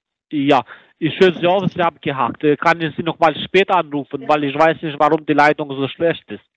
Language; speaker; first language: German; non-native, fluent; Albanian